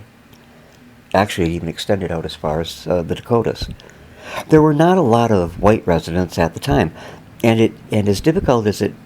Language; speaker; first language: English; native; English